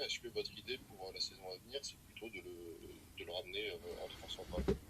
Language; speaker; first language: French; native; French